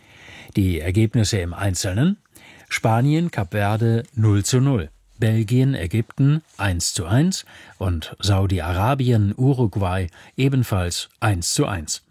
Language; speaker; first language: German; native; German